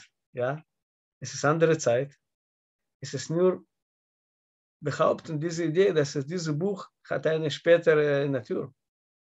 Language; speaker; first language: German; non-native, learner; Russian